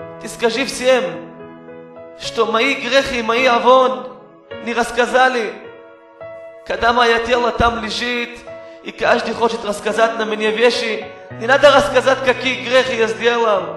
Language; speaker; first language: Russian; non-native, learner; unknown